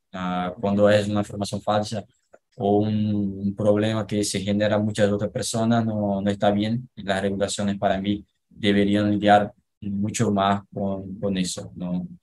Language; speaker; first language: Spanish; non-native, learner; Portuguese